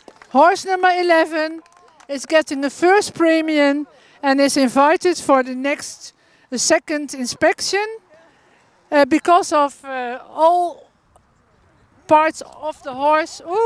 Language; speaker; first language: English; non-native, fluent; Dutch